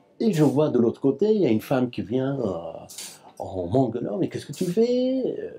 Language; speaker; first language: French; non-native, fluent; Persian